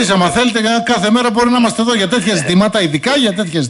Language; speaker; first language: Greek; native; Greek